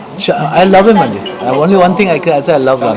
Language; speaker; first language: Telugu; non-native, learner; Kannada